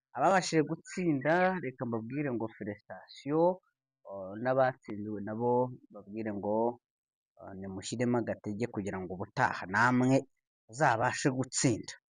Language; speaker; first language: Kinyarwanda; native; Kinyarwanda